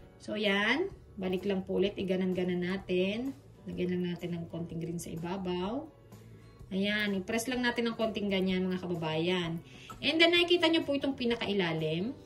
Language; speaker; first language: Filipino; native; Filipino